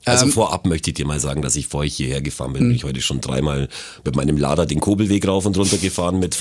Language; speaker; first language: German; native; German